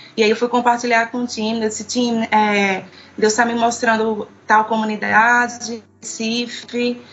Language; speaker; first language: Portuguese; native; Portuguese